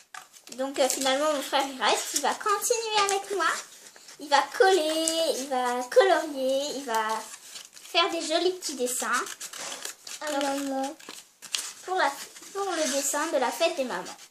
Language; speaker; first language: French; native; French